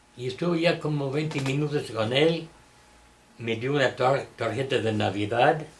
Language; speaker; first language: Spanish; non-native, fluent; English